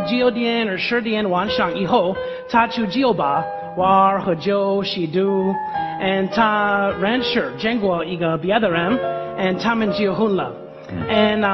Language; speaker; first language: Chinese; non-native, learner; English